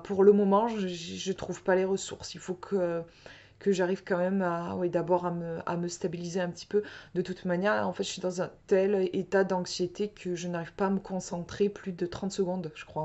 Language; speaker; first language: French; native; French